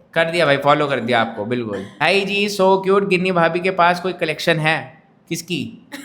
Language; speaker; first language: Hindi; native; Hindi